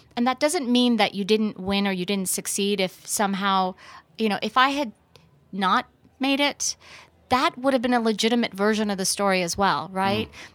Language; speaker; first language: English; early bilingual, other home language; Persian